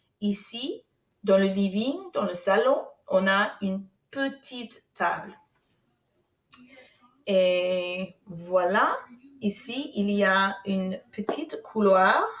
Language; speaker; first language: French; non-native, fluent; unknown